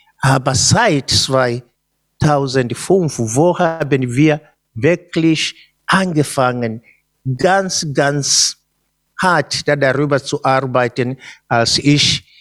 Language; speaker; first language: German; non-native, fluent; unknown